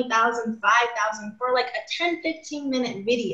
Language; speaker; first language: English; native; English